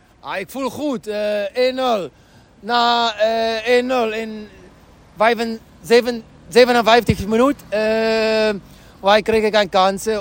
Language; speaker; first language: Dutch; non-native, learner; Italian